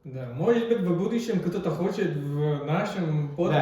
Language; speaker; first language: Russian; non-native, learner; Malay